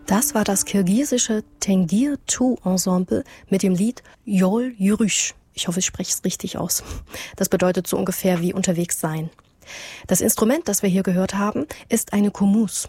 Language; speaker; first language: German; native; German